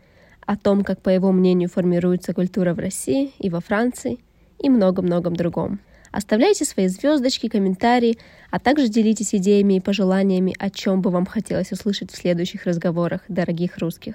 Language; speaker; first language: Russian; native; Russian